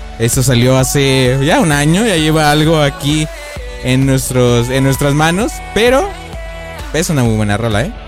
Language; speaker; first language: Spanish; native; Spanish